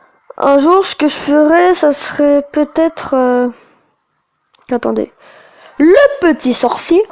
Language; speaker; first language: French; native; French